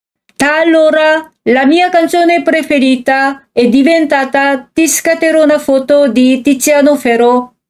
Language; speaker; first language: Italian; non-native, fluent; Korean